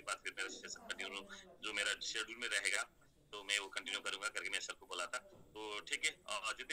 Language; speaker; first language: Hindi; native; Hindi